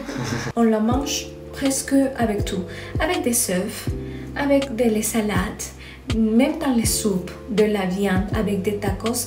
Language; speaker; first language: French; non-native, fluent; Spanish